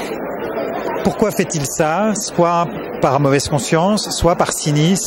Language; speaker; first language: French; native; French